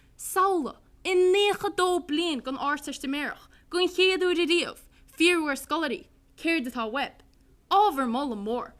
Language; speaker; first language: Irish; native; Irish